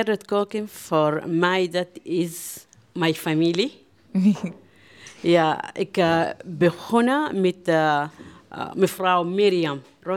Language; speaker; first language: Dutch; non-native, learner; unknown